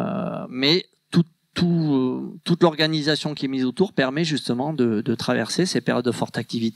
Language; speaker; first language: French; native; French